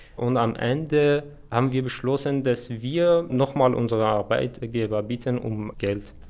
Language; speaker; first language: German; non-native, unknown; Persian